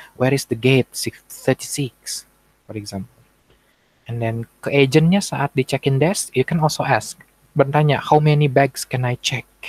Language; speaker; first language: English; non-native, fluent; Indonesian